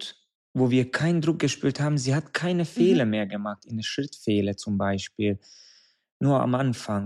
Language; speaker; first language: German; non-native, fluent; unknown